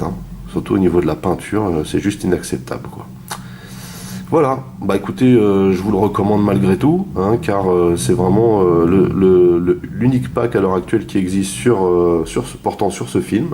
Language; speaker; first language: French; native; French